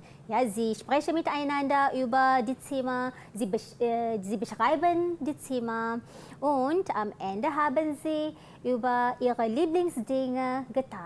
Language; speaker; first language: German; non-native, fluent; Malay